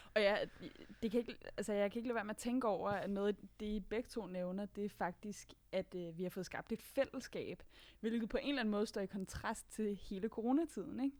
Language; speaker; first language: Danish; native; Danish